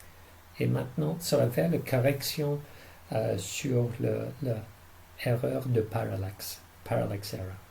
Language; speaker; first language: French; non-native, fluent; English